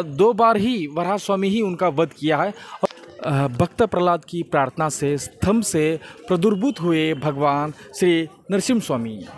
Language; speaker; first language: Hindi; non-native, local second language; Kannada